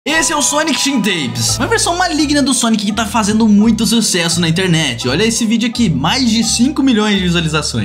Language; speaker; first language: Portuguese; native; Portuguese